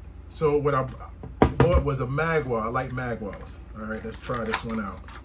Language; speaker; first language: English; native; English